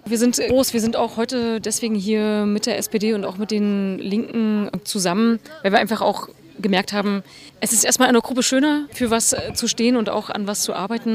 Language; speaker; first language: German; native; German